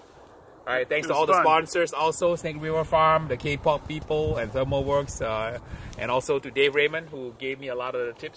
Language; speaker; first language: English; native; English